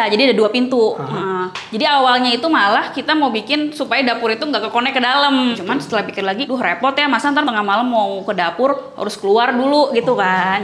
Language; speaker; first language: Indonesian; native; Indonesian